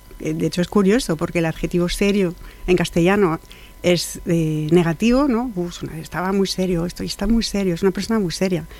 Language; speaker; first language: Spanish; non-native, fluent; French